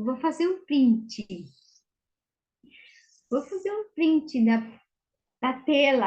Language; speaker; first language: Portuguese; non-native, fluent; Spanish